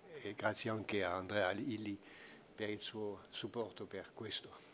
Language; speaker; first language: Italian; non-native, fluent; French